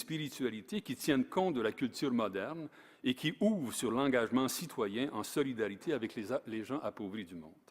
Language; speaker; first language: French; native; French